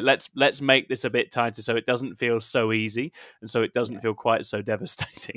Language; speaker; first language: English; native; English